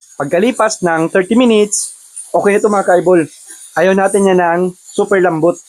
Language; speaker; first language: Filipino; native; Filipino